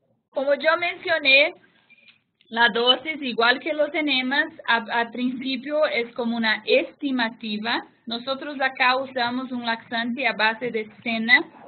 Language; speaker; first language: Spanish; non-native, fluent; Portuguese